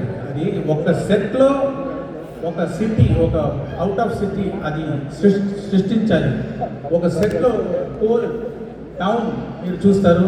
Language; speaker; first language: Telugu; non-native, local second language; Tamil